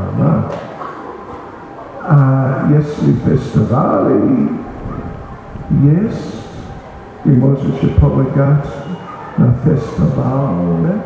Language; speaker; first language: Russian; non-native, learner; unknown